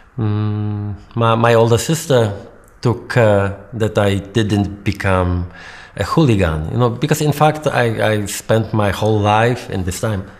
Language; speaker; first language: English; non-native, fluent; Polish